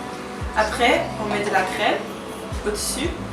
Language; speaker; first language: French; non-native, learner; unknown